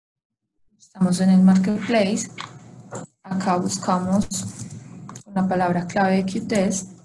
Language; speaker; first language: Spanish; native; Spanish